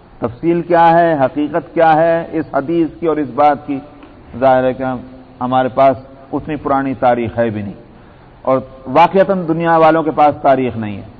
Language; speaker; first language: Urdu; native; Urdu